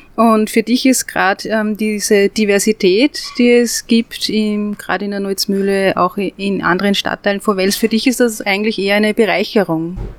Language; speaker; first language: German; native; German